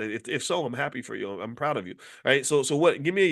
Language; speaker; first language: English; native; English